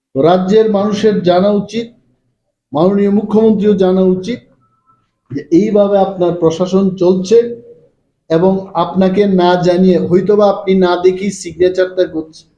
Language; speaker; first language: Bangla; non-native, local second language; Kok Borok